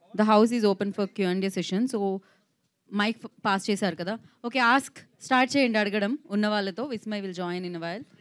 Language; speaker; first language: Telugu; native; Telugu